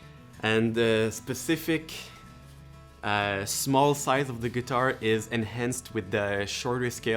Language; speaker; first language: English; non-native, local second language; French